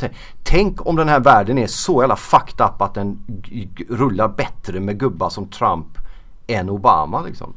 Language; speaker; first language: Swedish; native; Swedish